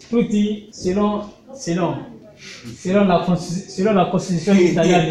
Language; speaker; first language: Italian; non-native, learner; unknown